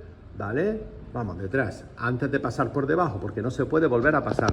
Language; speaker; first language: Spanish; native; Spanish